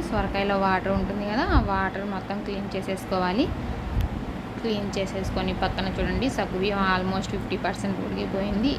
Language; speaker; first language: Telugu; non-native, local second language; Urdu